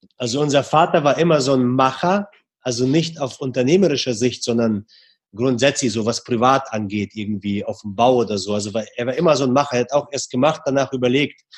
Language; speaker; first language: German; early bilingual, other home language; Russian